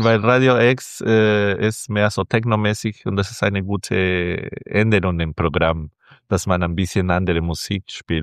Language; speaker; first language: German; non-native, fluent; Spanish